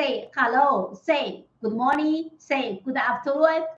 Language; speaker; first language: English; non-native, learner; Chinese